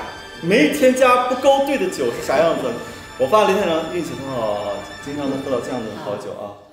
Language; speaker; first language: Chinese; native; Chinese